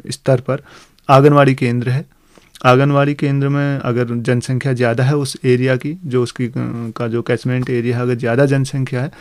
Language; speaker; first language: Hindi; native; Hindi